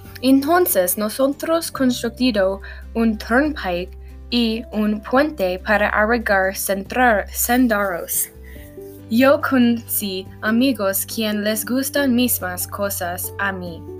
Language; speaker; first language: Spanish; non-native, learner; English